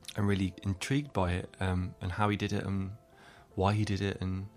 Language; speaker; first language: English; native; English